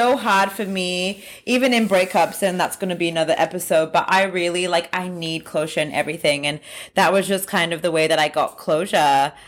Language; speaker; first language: English; native; English